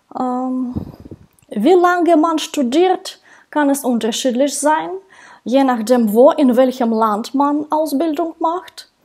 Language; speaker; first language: German; non-native, fluent; Russian